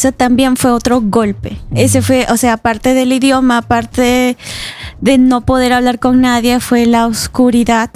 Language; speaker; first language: Spanish; native; Spanish